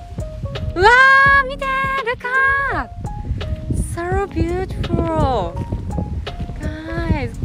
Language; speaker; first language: English; non-native, learner; Japanese